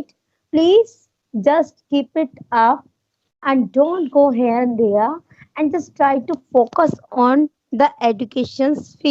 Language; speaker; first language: English; non-native, learner; Hindi